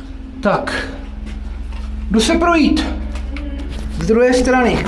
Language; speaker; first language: Czech; native; Czech